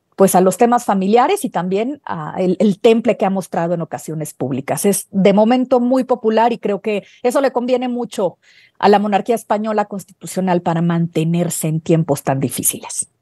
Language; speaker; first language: Spanish; native; Spanish